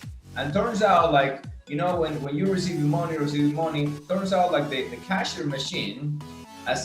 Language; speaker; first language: English; non-native, fluent; Spanish